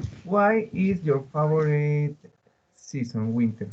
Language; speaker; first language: English; non-native, learner; Spanish